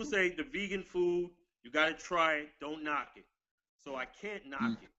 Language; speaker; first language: English; native; English